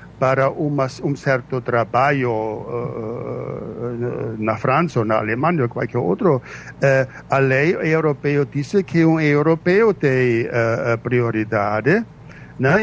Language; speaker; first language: Portuguese; non-native, fluent; German